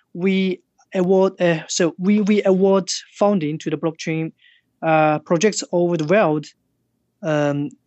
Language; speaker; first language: English; non-native, fluent; Chinese